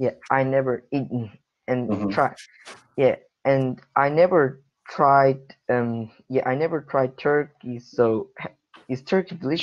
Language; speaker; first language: English; non-native, learner; Korean